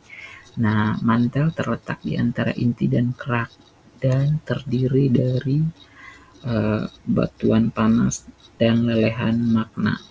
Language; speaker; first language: Indonesian; native; Indonesian